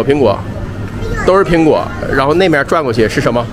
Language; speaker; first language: Chinese; native; Chinese